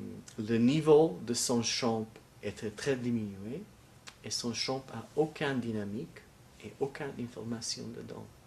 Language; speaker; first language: French; non-native, fluent; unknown